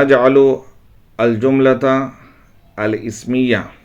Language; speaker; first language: Arabic; non-native, fluent; Urdu